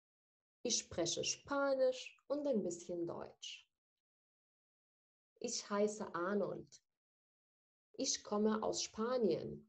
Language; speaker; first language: German; non-native, fluent; Arabic